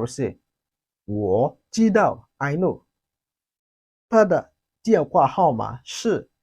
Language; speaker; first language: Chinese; non-native, fluent; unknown